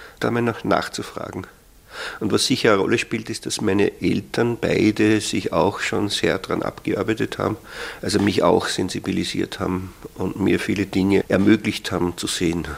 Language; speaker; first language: German; native; German